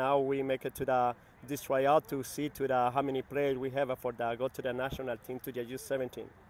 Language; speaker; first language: English; non-native, learner; Spanish